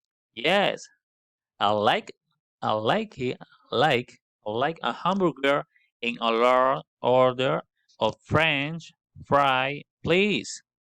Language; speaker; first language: English; non-native, learner; Spanish